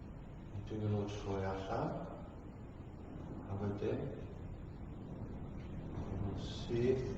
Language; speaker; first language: Welsh; non-native, fluent; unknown